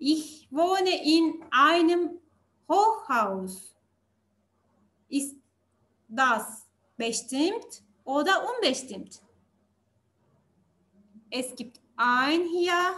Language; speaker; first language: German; non-native, learner; Turkish